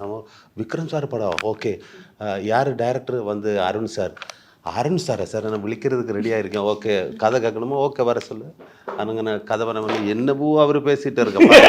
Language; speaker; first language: Tamil; non-native, learner; Malayalam